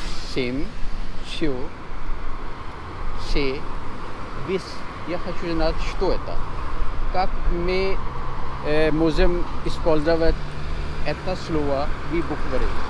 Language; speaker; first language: Russian; non-native, learner; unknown